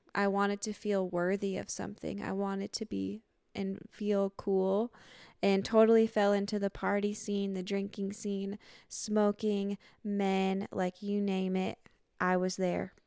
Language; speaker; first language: English; native; English